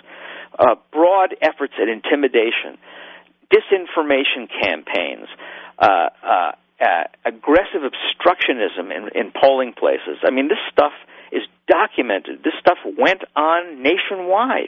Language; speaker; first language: English; native; English